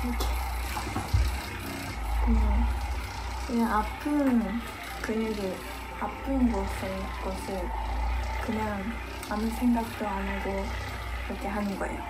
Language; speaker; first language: Korean; non-native, fluent; Japanese